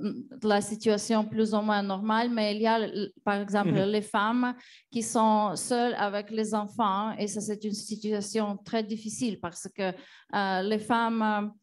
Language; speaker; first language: French; non-native, fluent; Ukrainian